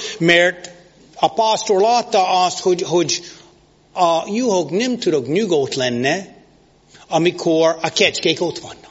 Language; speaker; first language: Hungarian; non-native, learner; English